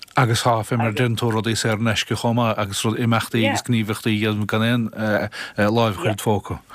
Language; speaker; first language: Irish; native; Irish